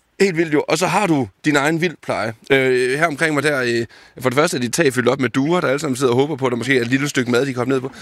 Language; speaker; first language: Danish; native; Danish